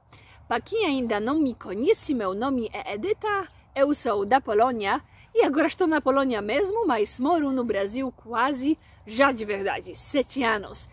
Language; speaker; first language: Portuguese; non-native, fluent; Polish